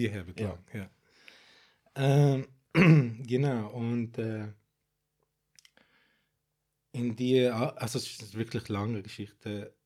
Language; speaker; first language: German; non-native, fluent; Arabic